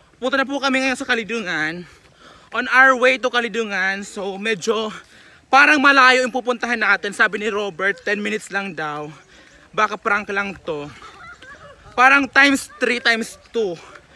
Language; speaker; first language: Filipino; non-native, local second language; Waray